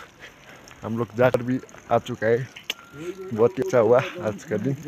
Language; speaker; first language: Hindi; non-native, learner; Nepali